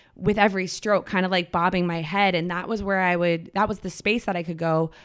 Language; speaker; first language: English; native; English